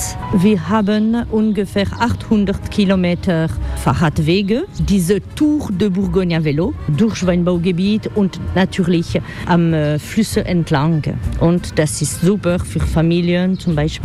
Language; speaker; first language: German; non-native, learner; French